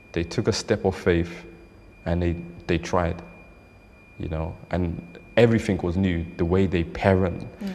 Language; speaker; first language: English; native; English